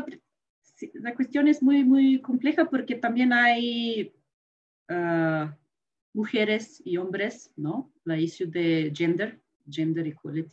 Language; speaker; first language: Spanish; non-native, fluent; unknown